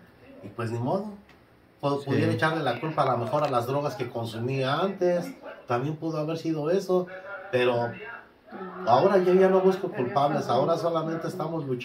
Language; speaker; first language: Spanish; native; Spanish